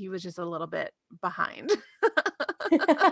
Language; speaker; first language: English; native; English